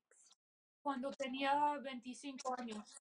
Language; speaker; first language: Spanish; early bilingual, heritage; English